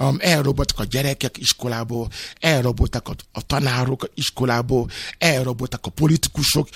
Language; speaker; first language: Hungarian; non-native, learner; Yoruba